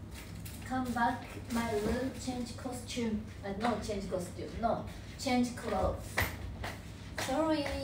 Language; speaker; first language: English; non-native, learner; Japanese